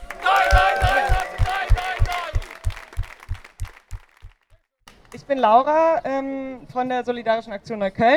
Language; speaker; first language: German; native; German